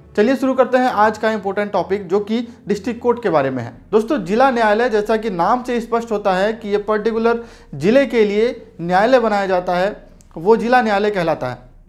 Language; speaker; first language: Hindi; native; Hindi